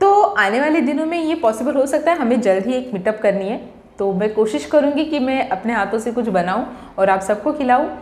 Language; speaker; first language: Hindi; non-native, local second language; Marathi